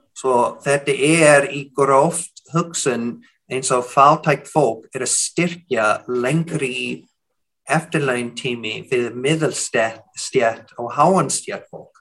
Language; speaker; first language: Icelandic; non-native, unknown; English